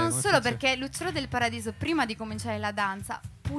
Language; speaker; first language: Italian; native; Italian